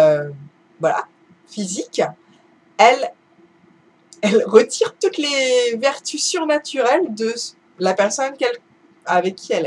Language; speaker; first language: French; native; French